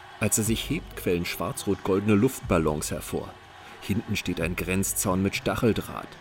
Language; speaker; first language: German; native; German